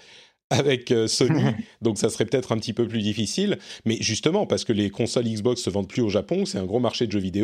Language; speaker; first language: French; native; French